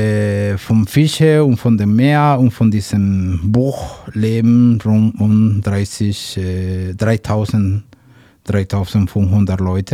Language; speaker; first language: German; non-native, learner; Spanish